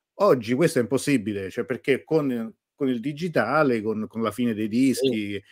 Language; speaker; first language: Italian; native; Italian